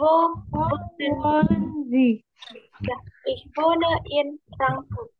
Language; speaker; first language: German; non-native, fluent; Indonesian